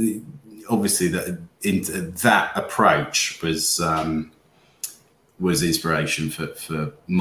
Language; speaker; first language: English; native; English